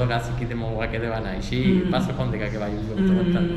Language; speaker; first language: Japanese; non-native, fluent; Spanish